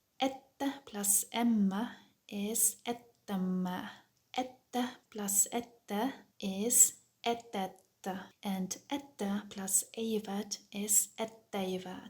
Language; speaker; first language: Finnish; non-native, fluent; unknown